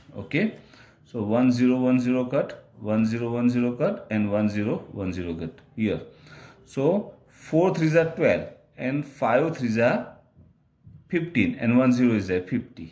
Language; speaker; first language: English; non-native, local second language; Gujarati